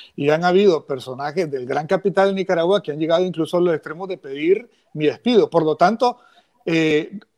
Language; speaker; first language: Spanish; native; Spanish